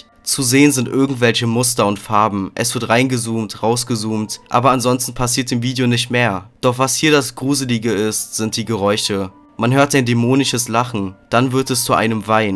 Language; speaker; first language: German; native; German